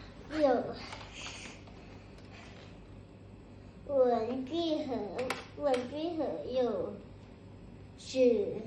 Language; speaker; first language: Chinese; non-native, learner; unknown